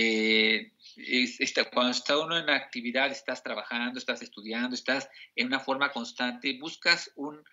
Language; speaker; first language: Spanish; native; Spanish